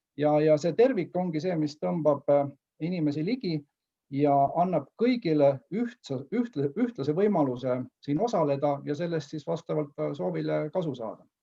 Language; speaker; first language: Estonian; native; Estonian